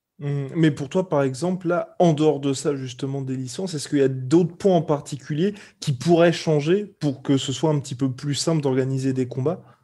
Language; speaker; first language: French; native; French